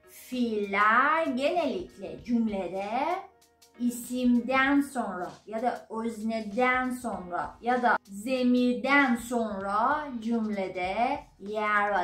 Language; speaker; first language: Turkish; non-native, fluent; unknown